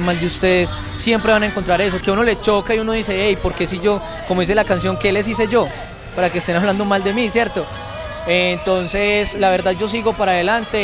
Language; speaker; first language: Spanish; native; Spanish